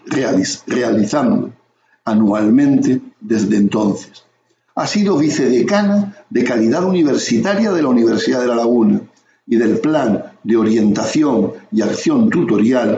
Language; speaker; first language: Spanish; native; Spanish